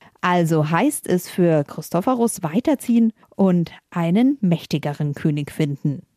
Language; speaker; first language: German; native; German